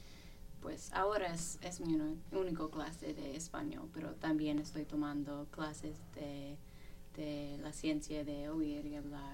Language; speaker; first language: Spanish; non-native, fluent; English